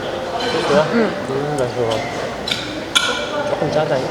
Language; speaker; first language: Korean; native; Korean